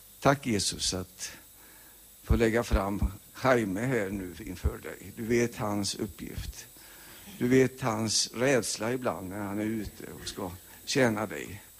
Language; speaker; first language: Swedish; early bilingual, heritage; Swedish